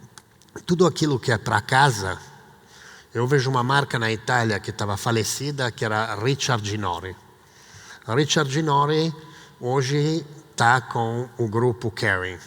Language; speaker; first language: Portuguese; non-native, fluent; Italian